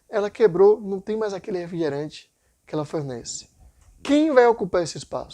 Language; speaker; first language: Portuguese; native; Portuguese